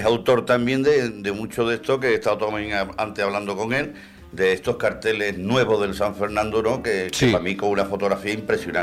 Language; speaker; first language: Spanish; native; Spanish